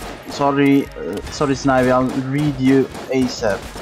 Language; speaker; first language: English; non-native, fluent; Italian